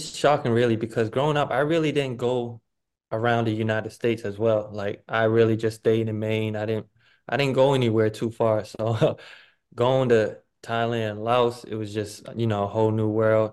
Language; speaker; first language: English; native; English